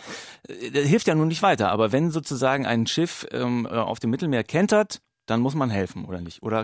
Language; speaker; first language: German; native; German